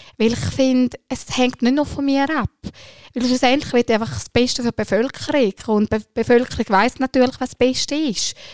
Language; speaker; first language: German; early bilingual, other home language; Albanian